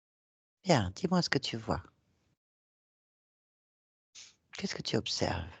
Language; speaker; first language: French; native; French